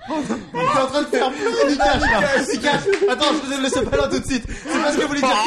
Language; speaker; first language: French; native; French